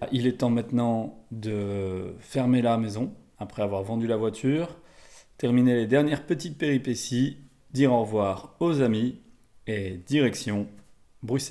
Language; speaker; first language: French; native; French